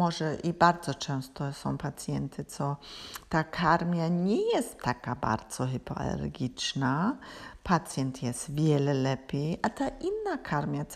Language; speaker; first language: Polish; non-native, learner; German